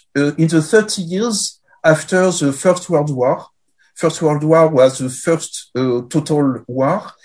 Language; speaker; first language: English; non-native, fluent; French